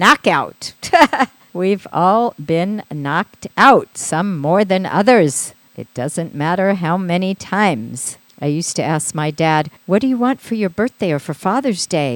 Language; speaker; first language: English; native; English